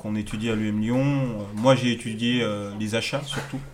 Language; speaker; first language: French; native; French